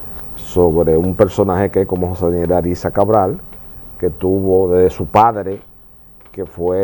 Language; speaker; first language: Spanish; native; Spanish